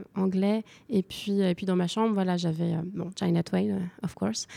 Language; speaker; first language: French; native; French